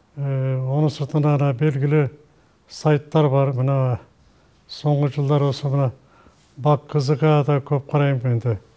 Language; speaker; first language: Kazakh; early bilingual, heritage; Kazakh